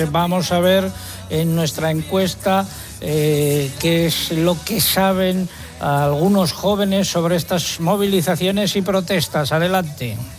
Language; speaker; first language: Spanish; native; Spanish